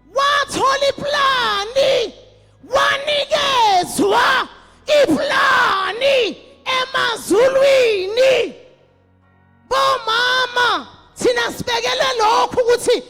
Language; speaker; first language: Zulu; native; Zulu